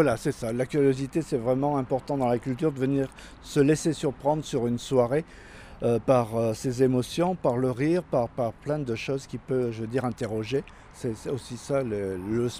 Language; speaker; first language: French; native; French